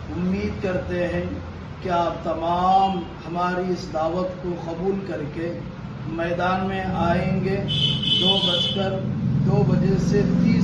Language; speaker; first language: Urdu; native; Urdu